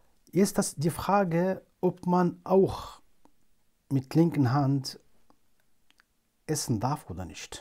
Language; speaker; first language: German; non-native, fluent; Arabic